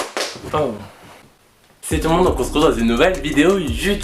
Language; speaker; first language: French; native; French